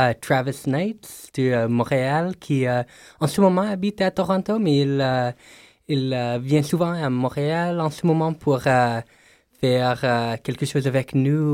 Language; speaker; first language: French; non-native, local second language; English